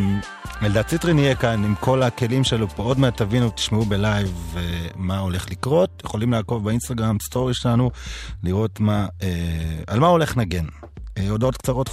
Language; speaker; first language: Hebrew; native; Hebrew